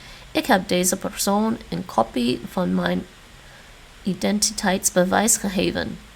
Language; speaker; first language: Dutch; non-native, learner; English